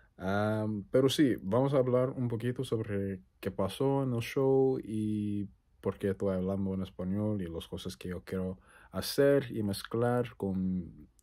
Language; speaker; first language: Spanish; non-native, learner; English